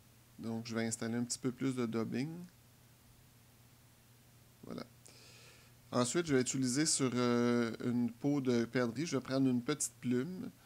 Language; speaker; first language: French; native; French